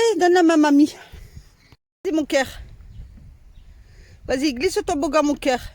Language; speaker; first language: French; native; French